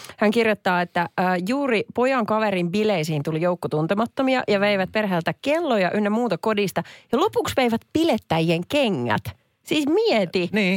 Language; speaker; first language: Finnish; native; Finnish